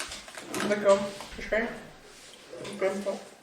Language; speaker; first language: Czech; native; Czech